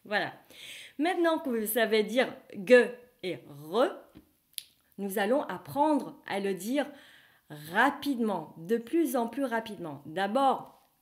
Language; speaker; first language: French; non-native, fluent; Vietnamese